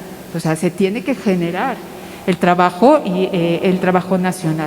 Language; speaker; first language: Spanish; native; Spanish